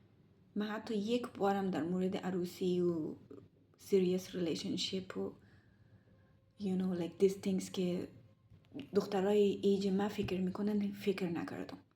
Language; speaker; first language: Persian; early bilingual, heritage; Persian